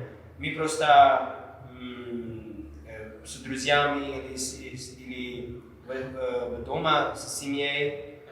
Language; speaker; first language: Russian; non-native, learner; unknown